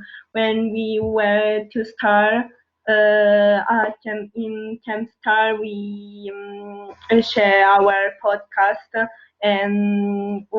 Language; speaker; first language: English; non-native, learner; Italian